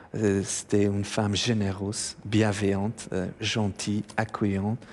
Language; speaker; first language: French; non-native, fluent; Persian